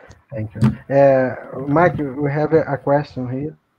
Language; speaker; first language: English; non-native, learner; Portuguese